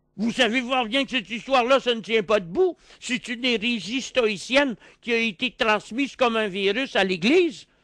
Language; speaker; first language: French; native; French